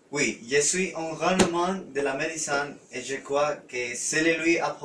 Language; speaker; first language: French; non-native, learner; Spanish